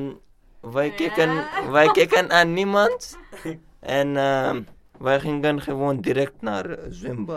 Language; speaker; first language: Dutch; non-native, learner; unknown